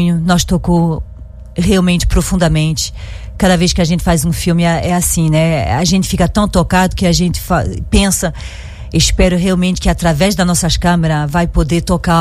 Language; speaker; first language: Portuguese; non-native, fluent; French